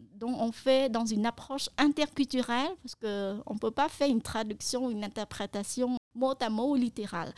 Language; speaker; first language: French; non-native, fluent; Khmer